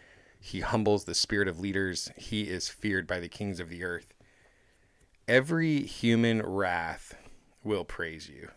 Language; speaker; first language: English; native; English